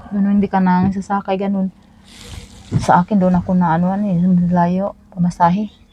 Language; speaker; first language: Filipino; non-native, local second language; Cebuano